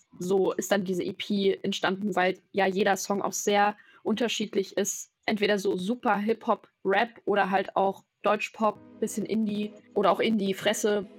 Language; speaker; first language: German; native; German